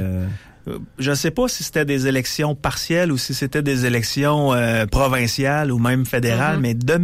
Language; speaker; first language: French; native; French